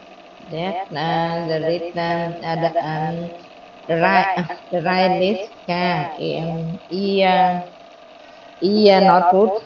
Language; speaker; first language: English; non-native, learner; Vietnamese